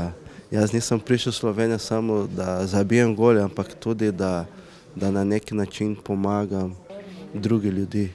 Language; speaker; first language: Slovenian; non-native, fluent; Portuguese